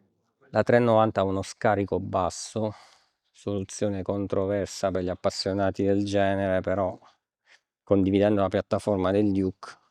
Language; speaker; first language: Italian; native; Italian